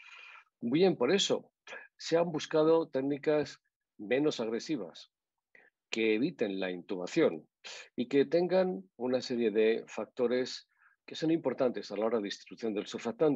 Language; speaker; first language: Spanish; native; Spanish